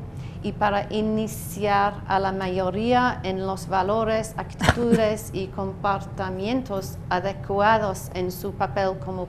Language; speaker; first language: Spanish; non-native, learner; English